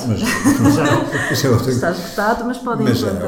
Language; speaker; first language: Portuguese; native; Portuguese